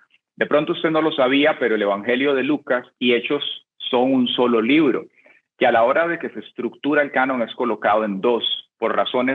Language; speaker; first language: Spanish; native; Spanish